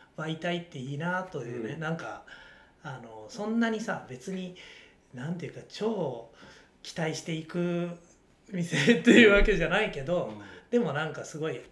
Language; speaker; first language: Japanese; native; Japanese